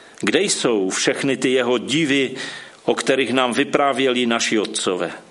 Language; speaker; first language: Czech; non-native, local second language; Polish